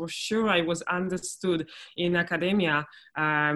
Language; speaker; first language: English; non-native, fluent; Polish